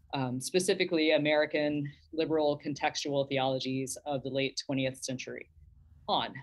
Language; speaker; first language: English; native; English